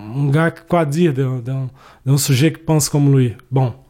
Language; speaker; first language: French; non-native, fluent; Portuguese